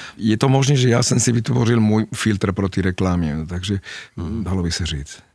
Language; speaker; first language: Czech; non-native, fluent; Spanish